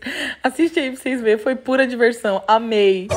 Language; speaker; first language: Portuguese; native; Portuguese